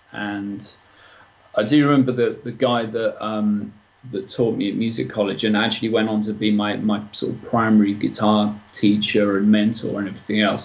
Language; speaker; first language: English; native; English